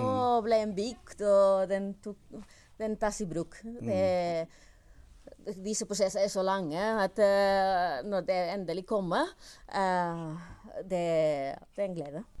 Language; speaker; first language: Norwegian; non-native, learner; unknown